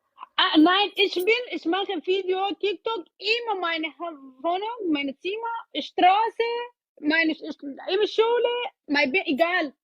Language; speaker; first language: German; non-native, learner; Oromo